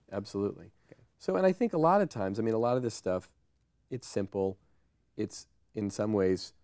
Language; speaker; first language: English; native; English